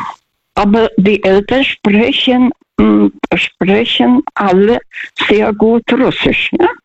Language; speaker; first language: German; non-native, fluent; Russian